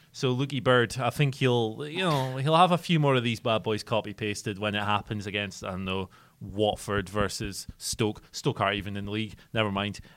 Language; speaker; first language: English; native; English